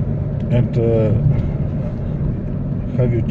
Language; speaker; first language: English; non-native, learner; Kazakh